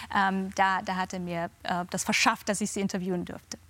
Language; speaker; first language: German; native; German